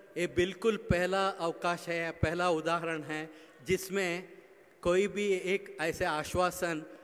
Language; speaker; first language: Hindi; non-native, local second language; Kannada